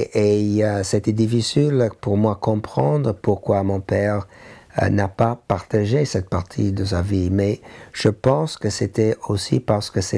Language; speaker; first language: French; non-native, learner; English